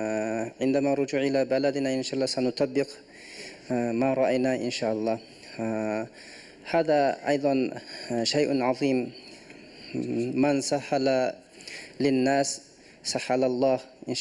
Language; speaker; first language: Arabic; non-native, learner; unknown